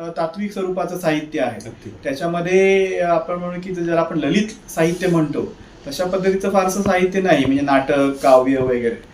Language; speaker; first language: Marathi; native; Marathi